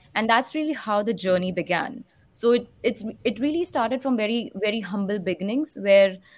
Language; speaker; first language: English; non-native, local second language; Hindi